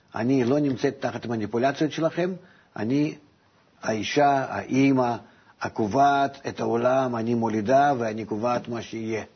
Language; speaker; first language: Hebrew; non-native, fluent; Russian